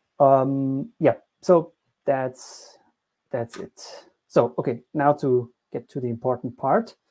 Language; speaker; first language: English; non-native, fluent; German